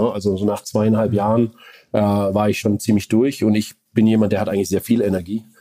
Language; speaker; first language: German; native; German